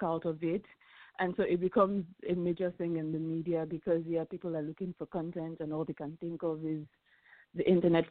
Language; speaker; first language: English; non-native, local second language; Yoruba